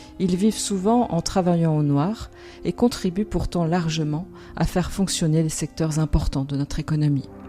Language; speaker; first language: French; native; French